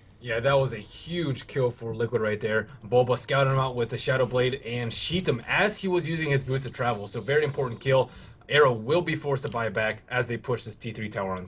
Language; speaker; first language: English; native; English